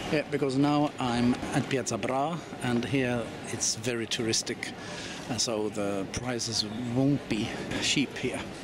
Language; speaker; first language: English; non-native, fluent; Swedish